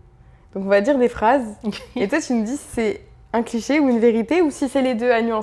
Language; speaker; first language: French; early bilingual, other home language; Arabic